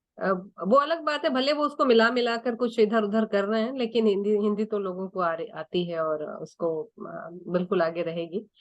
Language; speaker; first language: Hindi; native; Hindi